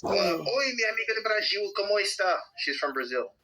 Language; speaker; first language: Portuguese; non-native, learner; English